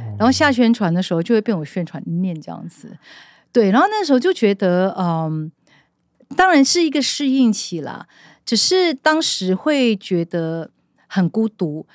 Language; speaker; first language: Chinese; native; Chinese